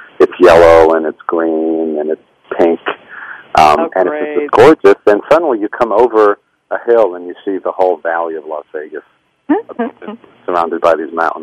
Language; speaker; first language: English; native; English